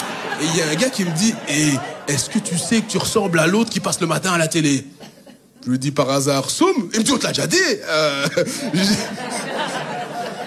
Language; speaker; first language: French; native; French